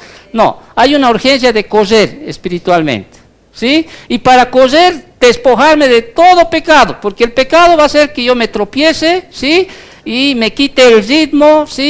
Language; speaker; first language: Spanish; native; Spanish